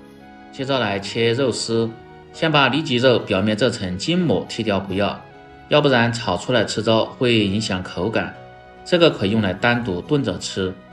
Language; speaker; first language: Chinese; native; Chinese